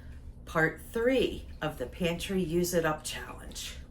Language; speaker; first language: English; native; English